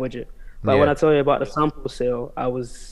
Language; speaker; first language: English; native; English